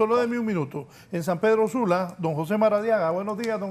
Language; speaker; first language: Spanish; native; Spanish